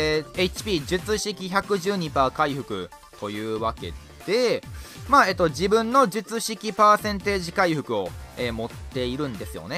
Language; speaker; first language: Japanese; native; Japanese